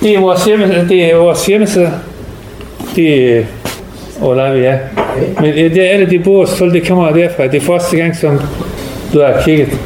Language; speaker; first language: Danish; non-native, learner; Persian